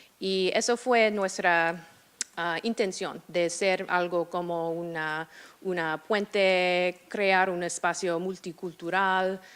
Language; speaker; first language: Spanish; non-native, fluent; English